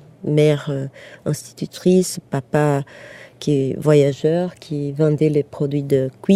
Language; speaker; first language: French; non-native, fluent; Portuguese